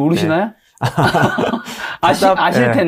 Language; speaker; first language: Korean; native; Korean